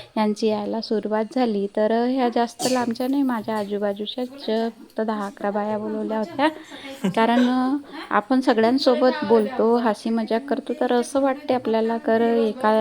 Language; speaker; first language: Marathi; non-native, local second language; Hindi